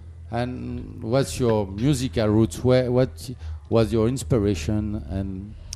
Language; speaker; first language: English; non-native, learner; French